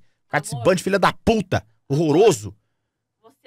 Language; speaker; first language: Portuguese; native; Portuguese